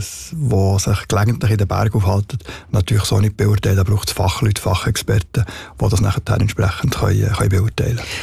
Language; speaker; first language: German; native; German